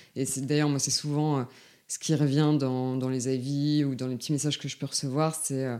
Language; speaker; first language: French; native; French